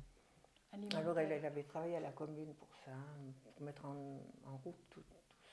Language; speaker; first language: French; early bilingual, other home language; German